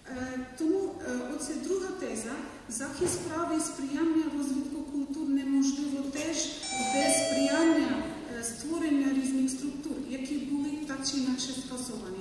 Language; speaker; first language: Ukrainian; non-native, fluent; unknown